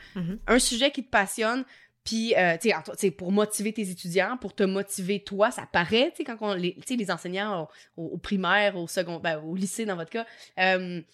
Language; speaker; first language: French; native; French